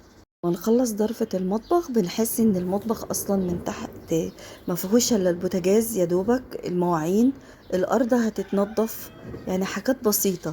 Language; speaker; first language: Arabic; native; Arabic